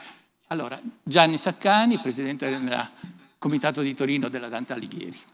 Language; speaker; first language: Italian; native; Italian